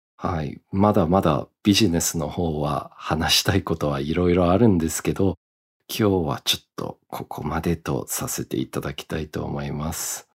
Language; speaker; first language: Japanese; early bilingual, heritage; Japanese